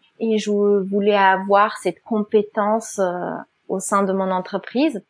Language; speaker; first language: French; non-native, fluent; German